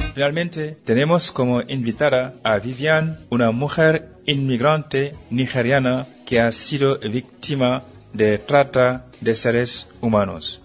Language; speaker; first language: Spanish; non-native, fluent; Wolof